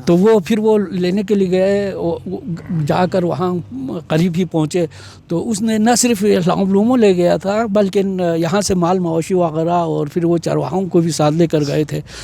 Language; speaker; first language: Urdu; non-native, local second language; Balti